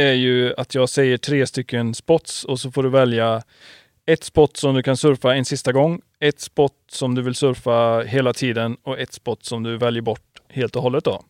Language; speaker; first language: Swedish; native; Swedish